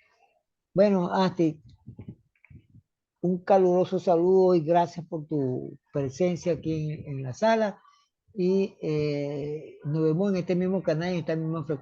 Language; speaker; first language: Spanish; native; Spanish